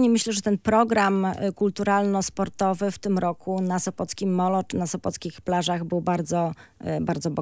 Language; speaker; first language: Polish; native; Polish